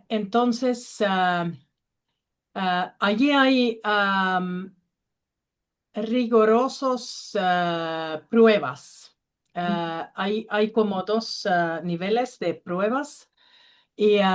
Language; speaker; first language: Spanish; non-native, learner; Finnish